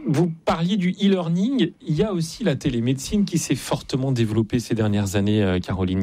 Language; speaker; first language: French; native; French